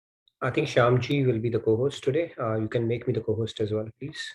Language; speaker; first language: English; non-native, local second language; Hindi